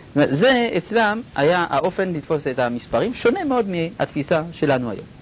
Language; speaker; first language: Hebrew; non-native, fluent; French